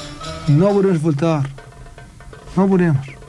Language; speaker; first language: Portuguese; non-native, learner; Arabic